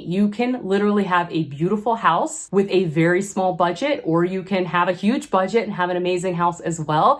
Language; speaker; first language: English; native; English